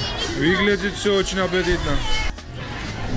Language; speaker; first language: Russian; non-native, fluent; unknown